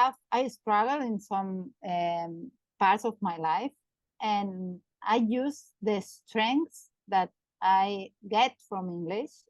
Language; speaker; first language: English; non-native, learner; Catalan